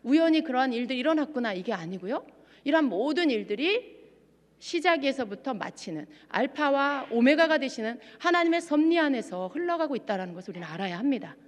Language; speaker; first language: Korean; native; Korean